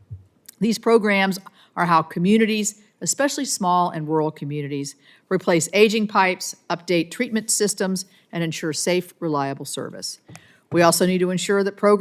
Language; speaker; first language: English; native; English